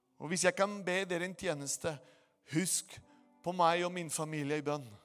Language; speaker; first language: Norwegian; non-native, fluent; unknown